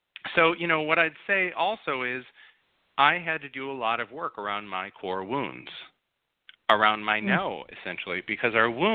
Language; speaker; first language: English; native; English